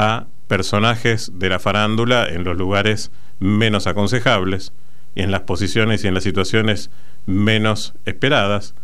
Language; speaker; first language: Spanish; native; Spanish